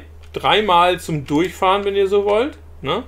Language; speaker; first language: German; native; German